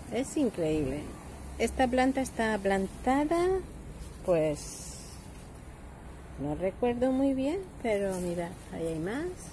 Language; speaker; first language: Spanish; native; Spanish